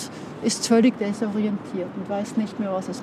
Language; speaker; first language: German; native; German